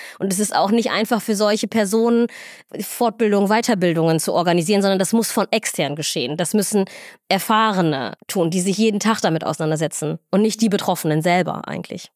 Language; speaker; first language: German; early bilingual, other home language; Somali